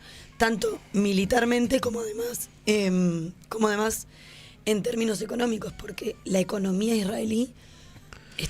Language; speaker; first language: Spanish; native; Spanish